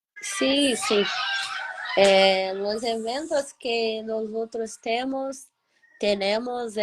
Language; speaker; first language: Spanish; non-native, learner; Portuguese